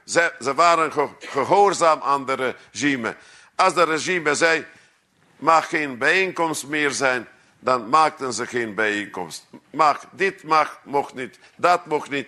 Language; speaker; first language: Dutch; non-native, fluent; Hungarian